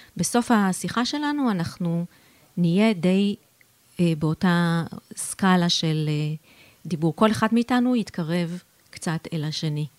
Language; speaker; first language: Hebrew; native; Hebrew